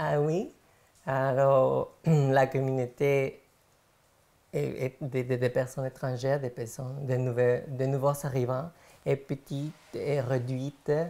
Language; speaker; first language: French; non-native, fluent; Spanish